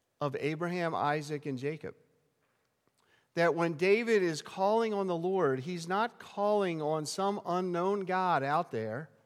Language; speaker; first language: English; native; English